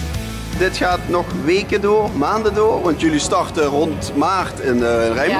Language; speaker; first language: Dutch; native; Dutch